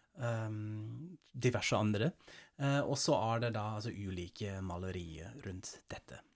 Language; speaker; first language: Norwegian; non-native, fluent; German